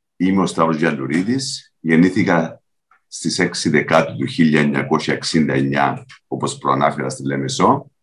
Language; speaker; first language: Greek; native; Greek